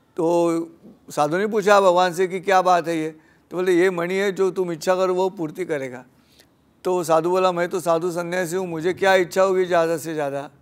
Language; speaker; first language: Hindi; non-native, local second language; Marathi